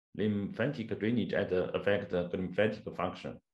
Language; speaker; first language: English; non-native, learner; Chinese